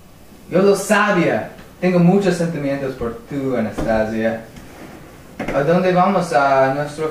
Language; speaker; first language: Spanish; non-native, learner; English